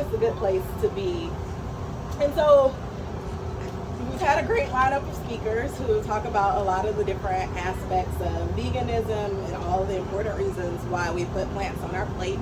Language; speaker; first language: English; native; English